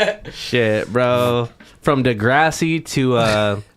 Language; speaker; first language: English; native; English